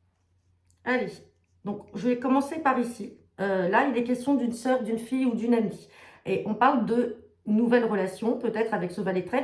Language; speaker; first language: French; native; French